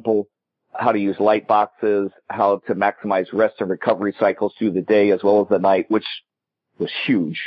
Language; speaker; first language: English; native; English